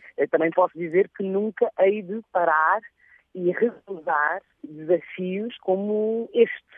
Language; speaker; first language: Portuguese; non-native, local second language; Kabuverdianu